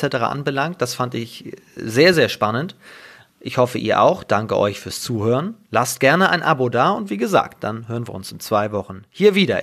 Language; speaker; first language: German; native; German